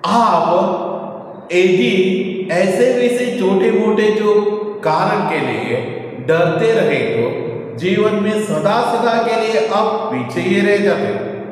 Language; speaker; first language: Hindi; non-native, local second language; Kannada